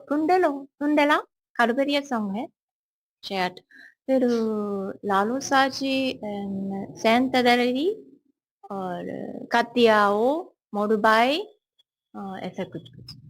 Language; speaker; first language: Hindi; non-native, learner; Japanese